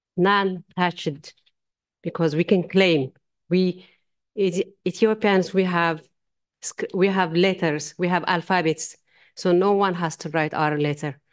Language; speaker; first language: English; non-native, learner; Amharic